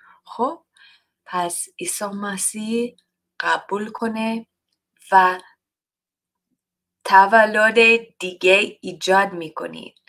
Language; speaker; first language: Persian; non-native, learner; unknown